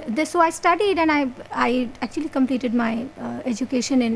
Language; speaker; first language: English; non-native, local second language; Hindi